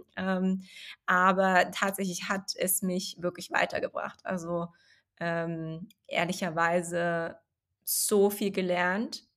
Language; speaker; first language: German; early bilingual, other home language; Chinese